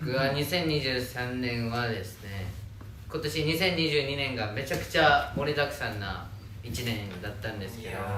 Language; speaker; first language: Japanese; native; Japanese